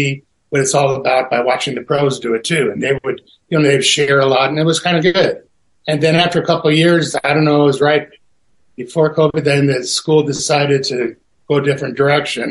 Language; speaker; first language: English; native; English